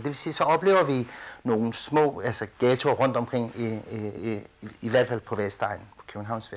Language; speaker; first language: Danish; early bilingual, other home language; Kurdish